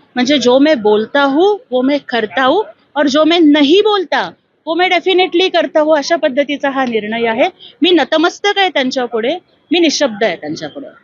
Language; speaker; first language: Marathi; non-native, local second language; Telugu